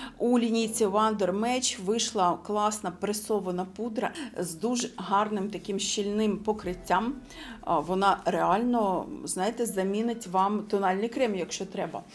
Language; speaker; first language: Ukrainian; non-native, local second language; Russian